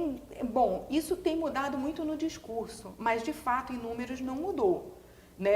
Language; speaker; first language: Portuguese; native; Portuguese